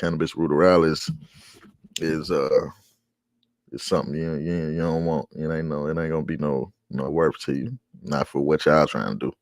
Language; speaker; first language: English; native; English